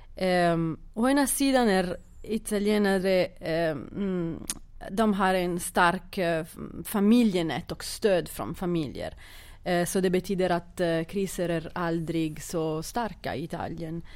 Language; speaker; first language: Swedish; non-native, fluent; Italian